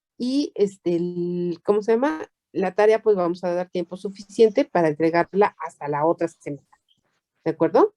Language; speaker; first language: Spanish; native; Spanish